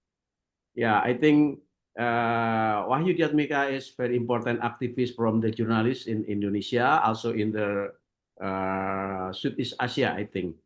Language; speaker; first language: English; non-native, learner; Indonesian